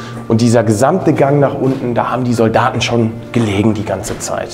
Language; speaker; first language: German; native; German